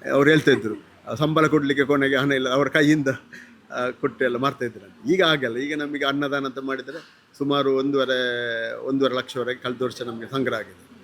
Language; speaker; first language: Kannada; non-native, local second language; Tulu